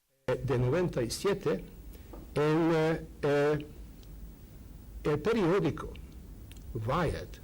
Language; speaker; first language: Spanish; non-native, fluent; Hungarian